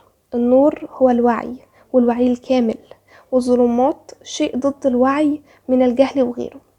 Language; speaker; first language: Arabic; native; Arabic